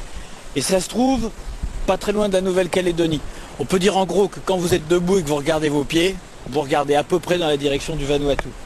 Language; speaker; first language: French; native; French